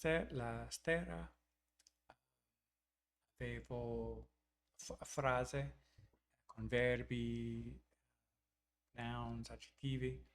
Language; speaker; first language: Italian; non-native, learner; English